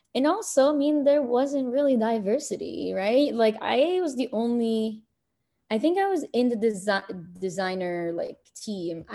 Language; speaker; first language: English; early bilingual, other home language; Arabic